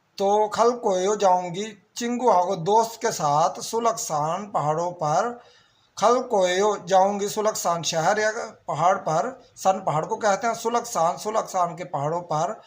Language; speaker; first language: Urdu; native; Urdu